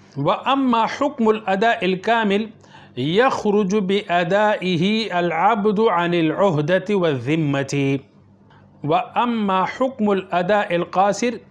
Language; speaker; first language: Arabic; non-native, fluent; Urdu